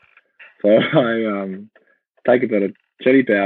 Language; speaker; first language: English; native; English